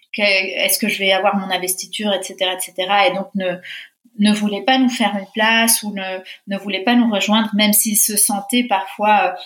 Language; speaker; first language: French; early bilingual, heritage; Spanish